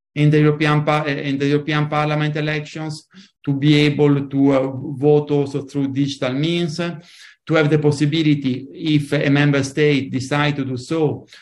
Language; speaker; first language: English; non-native, fluent; Italian